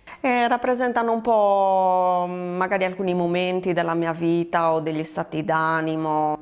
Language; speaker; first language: Italian; native; Italian